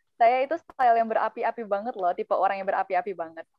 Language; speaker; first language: Indonesian; native; Indonesian